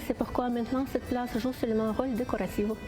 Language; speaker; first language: French; non-native, fluent; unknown